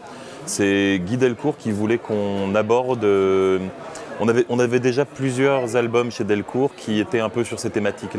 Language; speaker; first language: French; native; French